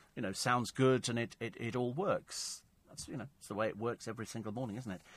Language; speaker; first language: English; native; English